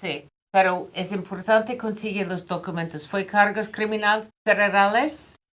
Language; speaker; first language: Spanish; non-native, fluent; English